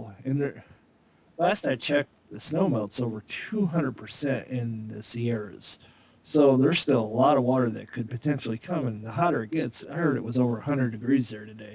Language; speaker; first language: English; native; English